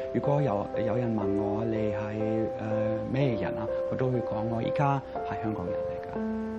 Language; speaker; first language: Cantonese; non-native, fluent; German